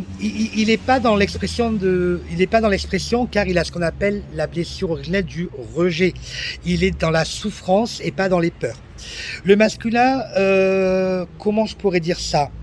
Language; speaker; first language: French; native; French